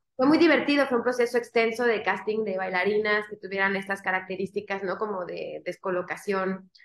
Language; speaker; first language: Spanish; native; Spanish